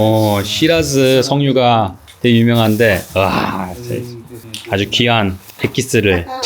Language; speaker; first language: Korean; native; Korean